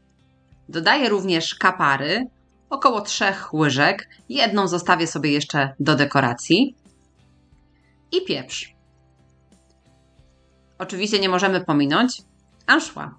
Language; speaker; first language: Polish; native; Polish